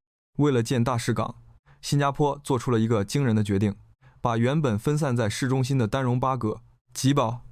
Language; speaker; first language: Chinese; native; Chinese